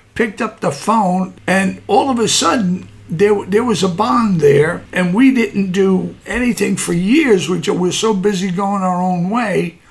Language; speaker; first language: English; native; English